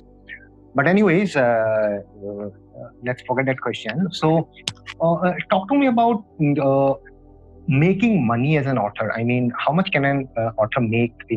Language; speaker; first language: English; non-native, local second language; Assamese